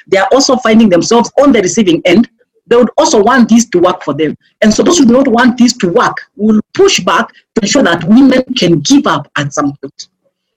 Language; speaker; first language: English; non-native, local second language; Meru